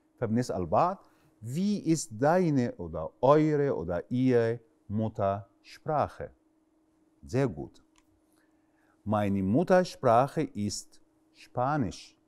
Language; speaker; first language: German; non-native, fluent; Arabic